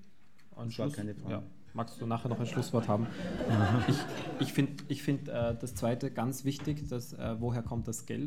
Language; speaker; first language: German; native; German